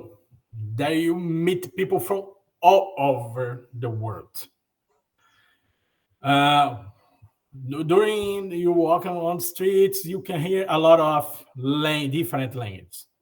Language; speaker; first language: English; non-native, learner; Portuguese